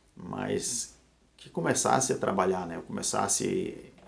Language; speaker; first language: Portuguese; native; Portuguese